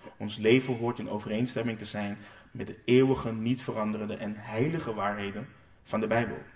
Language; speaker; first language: Dutch; non-native, local second language; Papiamento